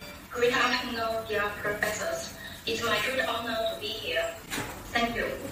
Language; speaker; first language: English; non-native, learner; Chinese